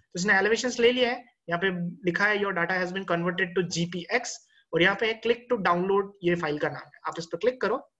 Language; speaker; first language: Hindi; native; Hindi